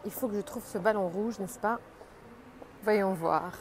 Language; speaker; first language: French; native; French